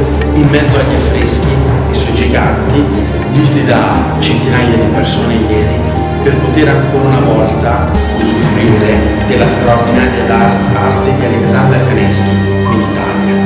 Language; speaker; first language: Italian; native; Italian